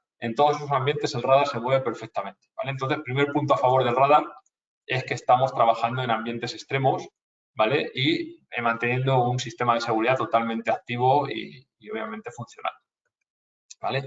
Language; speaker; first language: Spanish; native; Spanish